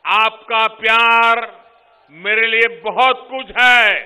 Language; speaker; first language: Hindi; non-native, local second language; Gujarati